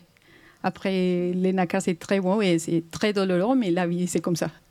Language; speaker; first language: French; non-native, fluent; Spanish